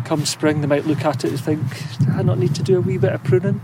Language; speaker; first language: English; native; English